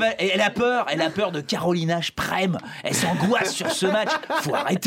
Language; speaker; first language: French; native; French